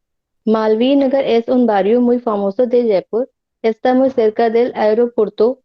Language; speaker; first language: Spanish; non-native, learner; Hindi